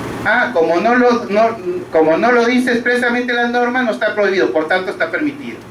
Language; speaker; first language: Spanish; native; Spanish